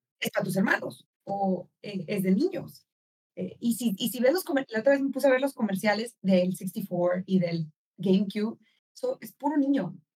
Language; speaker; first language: Spanish; native; Spanish